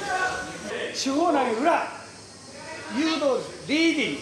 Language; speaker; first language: English; non-native, learner; Japanese